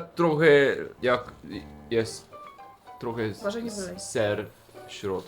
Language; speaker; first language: Polish; non-native, learner; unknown